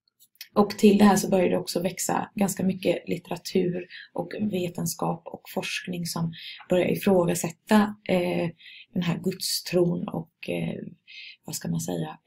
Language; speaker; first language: Swedish; native; Swedish